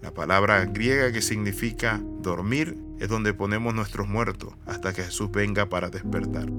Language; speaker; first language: Spanish; native; Spanish